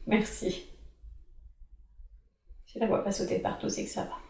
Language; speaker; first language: French; native; French